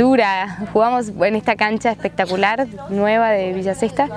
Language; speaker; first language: Spanish; native; Spanish